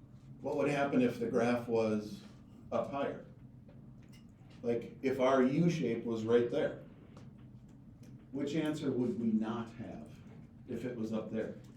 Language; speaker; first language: English; native; English